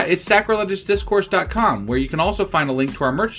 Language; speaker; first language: English; native; English